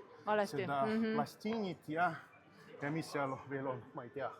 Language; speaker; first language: Estonian; non-native, local second language; Russian